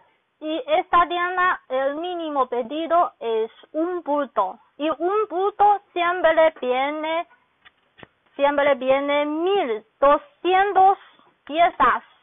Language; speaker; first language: Spanish; non-native, learner; Chinese